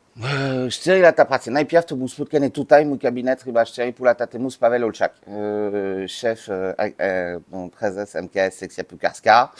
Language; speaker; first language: Polish; non-native, learner; French